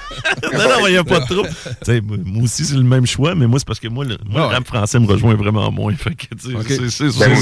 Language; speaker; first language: French; native; French